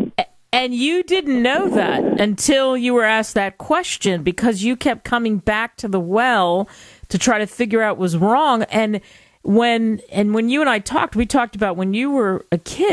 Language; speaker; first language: English; native; English